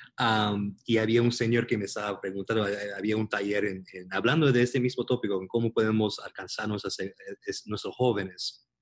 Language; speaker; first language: Spanish; early bilingual, heritage; Spanish